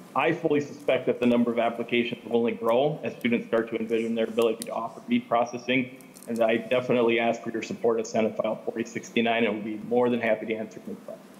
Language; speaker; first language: English; native; English